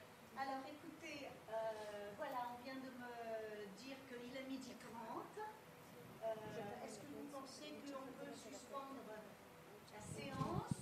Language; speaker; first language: French; non-native, fluent; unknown